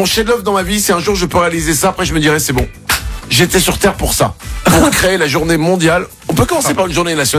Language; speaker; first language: French; native; French